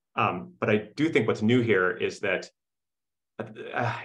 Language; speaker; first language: English; native; English